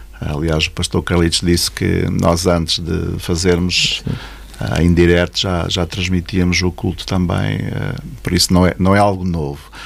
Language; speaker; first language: Portuguese; native; Portuguese